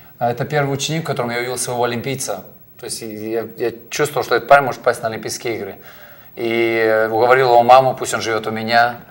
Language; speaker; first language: Russian; native; Russian